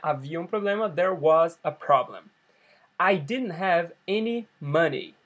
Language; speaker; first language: English; non-native, fluent; Portuguese